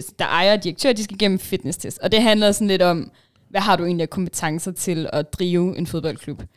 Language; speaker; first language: Danish; early bilingual, heritage; Danish